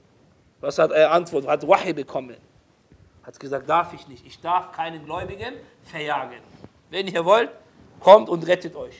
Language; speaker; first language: German; non-native, fluent; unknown